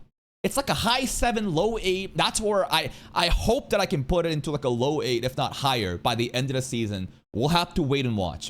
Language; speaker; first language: English; native; English